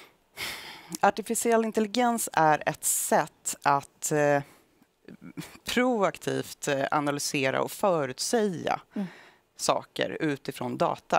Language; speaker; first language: Swedish; native; Swedish